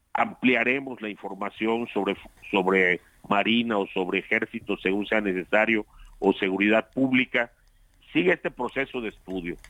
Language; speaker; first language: Spanish; native; Spanish